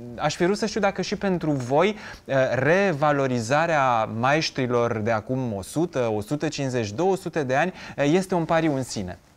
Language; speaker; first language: Romanian; native; Romanian